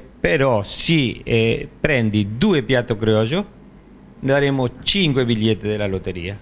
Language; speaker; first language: Italian; non-native, fluent; Spanish